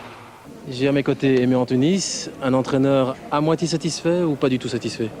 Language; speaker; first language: French; native; French